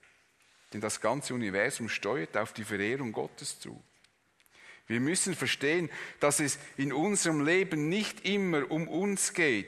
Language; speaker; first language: German; native; German